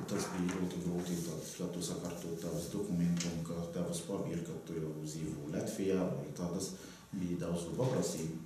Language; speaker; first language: Latvian; non-native, learner; Arabic